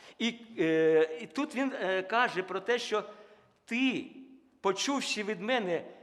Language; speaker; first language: Ukrainian; non-native, local second language; Russian